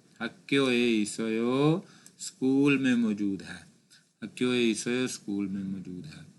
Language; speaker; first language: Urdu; non-native, local second language; Punjabi